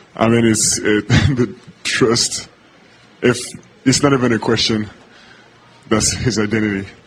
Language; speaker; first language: English; non-native, fluent; French